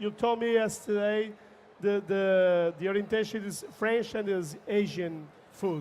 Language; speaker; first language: English; non-native, learner; Portuguese